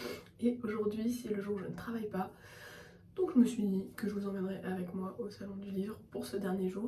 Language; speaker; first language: French; native; French